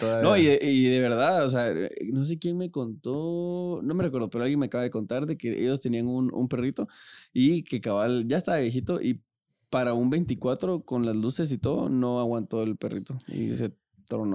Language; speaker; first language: Spanish; native; Spanish